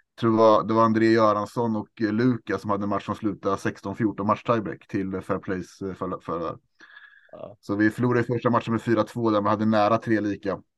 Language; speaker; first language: Swedish; native; Swedish